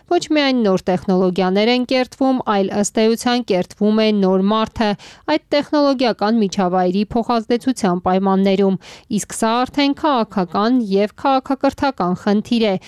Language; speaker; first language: Armenian; native; Armenian